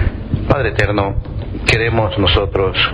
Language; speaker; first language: Spanish; native; Spanish